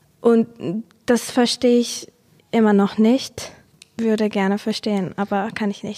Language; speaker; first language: German; non-native, fluent; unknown